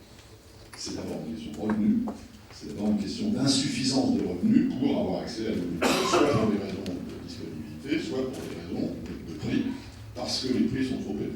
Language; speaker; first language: French; native; French